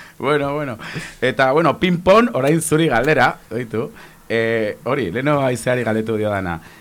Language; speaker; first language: Basque; non-native, local second language; Spanish